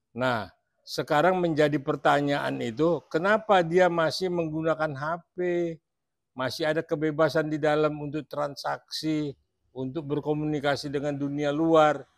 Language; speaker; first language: Indonesian; native; Indonesian